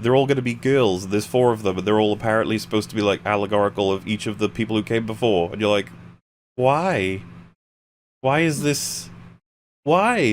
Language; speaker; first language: English; native; English